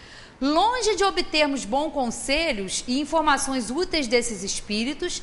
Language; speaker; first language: Portuguese; native; Portuguese